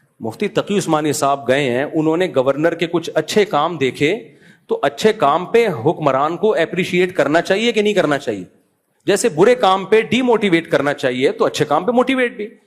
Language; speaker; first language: Urdu; native; Urdu